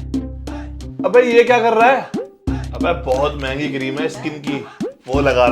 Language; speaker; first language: Hindi; native; Hindi